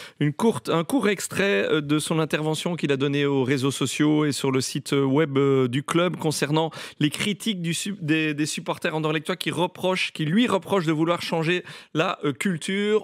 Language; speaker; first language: French; native; French